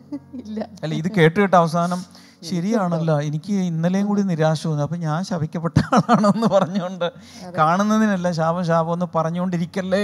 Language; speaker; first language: Malayalam; native; Malayalam